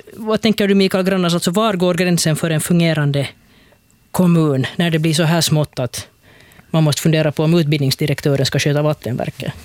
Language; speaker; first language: Swedish; native; Swedish